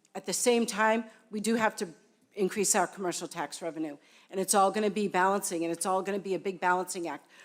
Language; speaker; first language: English; native; English